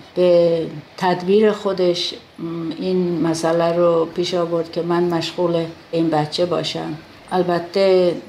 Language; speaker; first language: Persian; native; Persian